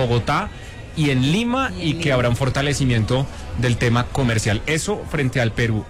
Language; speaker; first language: Spanish; native; Spanish